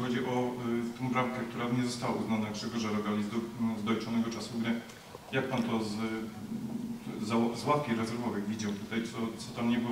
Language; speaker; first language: Polish; native; Polish